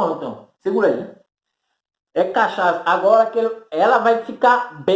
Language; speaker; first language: Portuguese; non-native, fluent; Haitian Creole